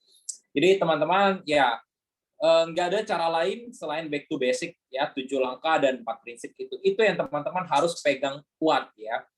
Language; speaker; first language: Indonesian; native; Indonesian